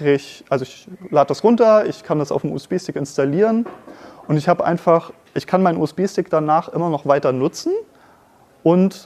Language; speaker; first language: German; native; German